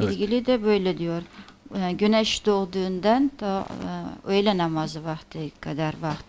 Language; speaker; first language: Turkish; non-native, fluent; Persian